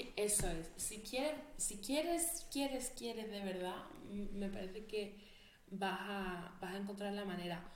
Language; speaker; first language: Spanish; native; Spanish